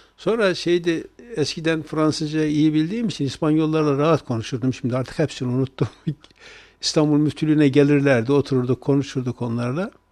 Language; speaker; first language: Turkish; native; Turkish